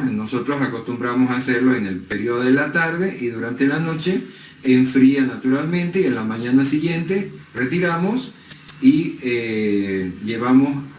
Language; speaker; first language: Spanish; native; Spanish